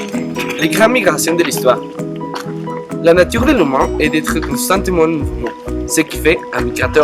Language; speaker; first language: French; non-native, fluent; Spanish